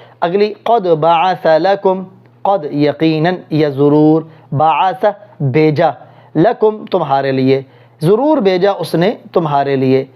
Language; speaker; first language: Urdu; non-native, local second language; Punjabi